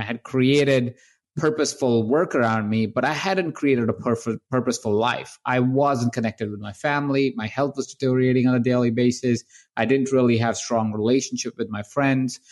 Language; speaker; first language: English; non-native, local second language; Hindi